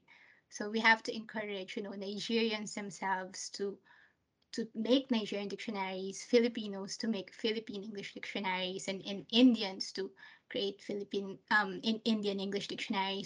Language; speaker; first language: English; non-native, local second language; Filipino